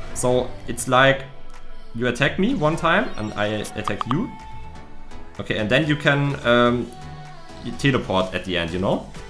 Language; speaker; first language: English; non-native, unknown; German